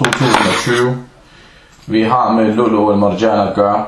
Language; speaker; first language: Danish; non-native, fluent; Arabic